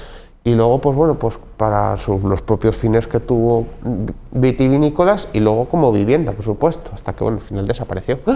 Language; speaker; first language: Spanish; native; Spanish